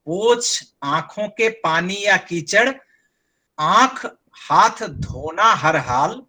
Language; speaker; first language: Hindi; non-native, local second language; Bangla